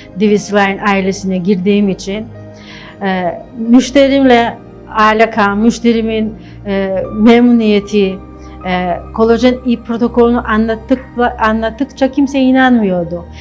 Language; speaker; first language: Turkish; non-native, fluent; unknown